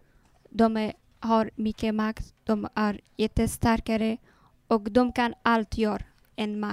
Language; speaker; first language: Swedish; non-native, learner; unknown